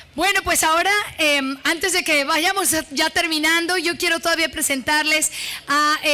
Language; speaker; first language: Spanish; native; Spanish